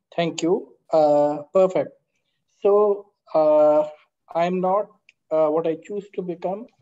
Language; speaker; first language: English; non-native, local second language; Hindi